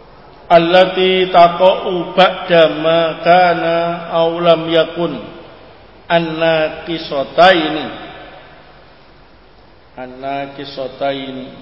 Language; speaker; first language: Arabic; non-native, learner; Indonesian